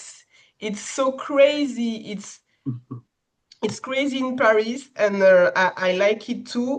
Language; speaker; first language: English; non-native, learner; French